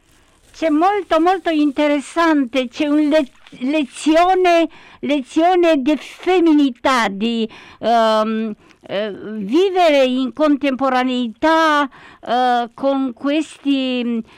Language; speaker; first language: Italian; non-native, learner; Romanian